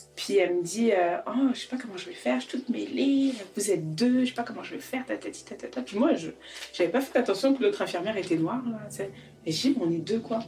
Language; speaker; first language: French; native; French